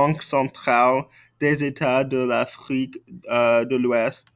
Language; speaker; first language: French; non-native, fluent; English